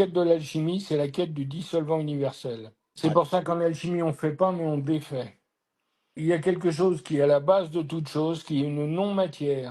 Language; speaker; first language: French; native; French